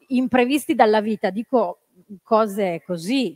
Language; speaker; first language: Italian; native; Italian